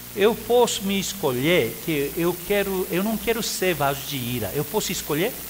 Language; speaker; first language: Portuguese; non-native, fluent; Korean